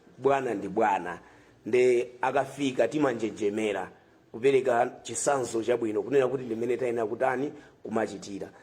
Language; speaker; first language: Nyanja; non-native, local second language; Tumbuka